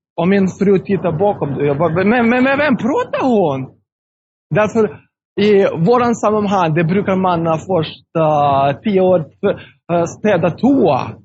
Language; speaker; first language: Swedish; non-native, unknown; Russian